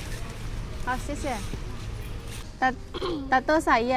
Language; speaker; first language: Chinese; non-native, learner; Indonesian